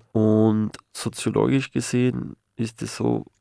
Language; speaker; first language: German; non-native, fluent; Spanish